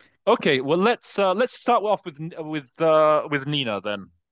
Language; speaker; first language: English; native; English